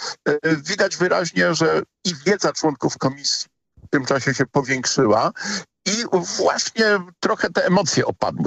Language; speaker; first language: Polish; native; Polish